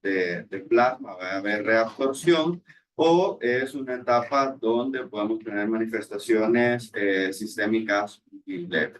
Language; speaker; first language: Spanish; native; Spanish